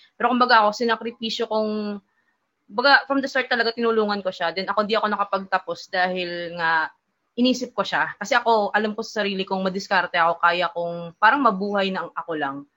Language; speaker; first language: Filipino; non-native, local second language; Hiligaynon